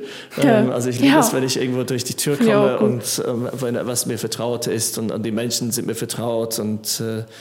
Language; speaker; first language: German; non-native, fluent; English